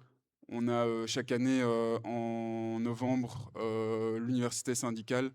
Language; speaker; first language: French; native; French